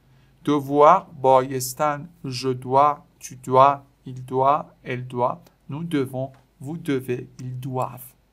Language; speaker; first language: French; non-native, fluent; Persian